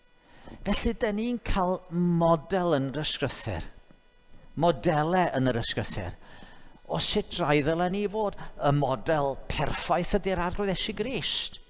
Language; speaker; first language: Welsh; native; Welsh